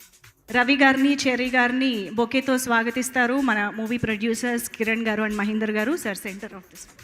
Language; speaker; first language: Telugu; native; Telugu